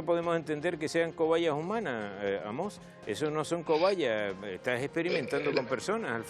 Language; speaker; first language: Spanish; native; Spanish